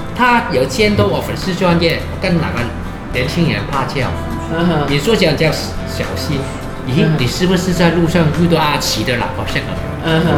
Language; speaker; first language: Chinese; non-native, fluent; Cantonese